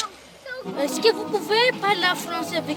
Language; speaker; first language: French; non-native, learner; Malagasy